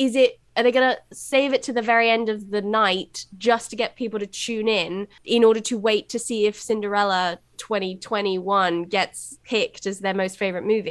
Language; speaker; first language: English; native; English